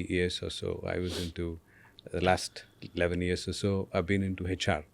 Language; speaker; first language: English; non-native, local second language; Telugu